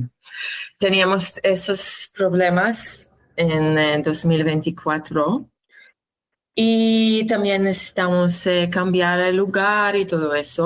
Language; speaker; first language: Spanish; non-native, learner; Hebrew